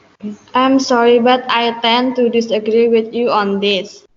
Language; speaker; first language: English; non-native, learner; Indonesian